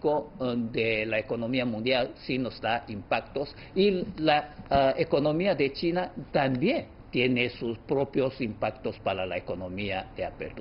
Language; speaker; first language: Spanish; non-native, fluent; Chinese